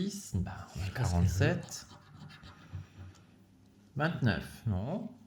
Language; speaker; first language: French; native; French